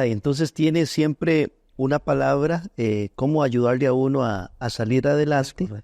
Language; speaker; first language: Spanish; native; Spanish